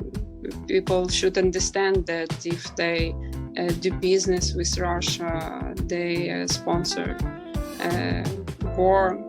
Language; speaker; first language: English; non-native, learner; Ukrainian